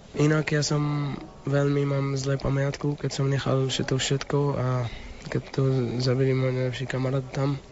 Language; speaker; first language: Slovak; non-native, learner; Arabic